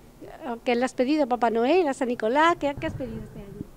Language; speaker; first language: Spanish; native; Spanish